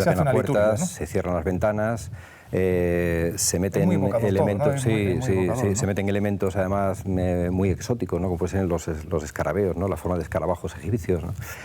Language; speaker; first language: Spanish; native; Spanish